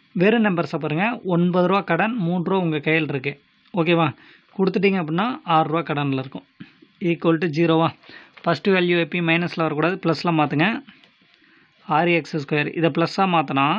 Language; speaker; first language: Tamil; native; Tamil